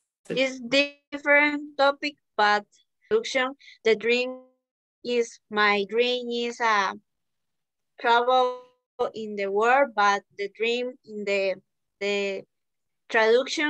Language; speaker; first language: English; non-native, learner; Spanish